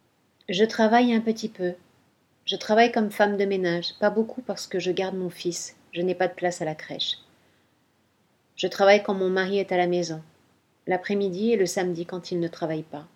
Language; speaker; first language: French; non-native, fluent; Ukrainian